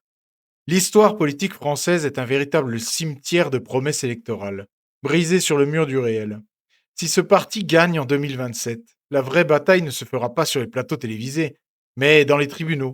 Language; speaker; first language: French; native; French